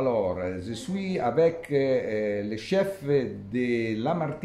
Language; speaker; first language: French; non-native, fluent; Italian